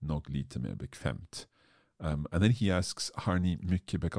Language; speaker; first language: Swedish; non-native, learner; English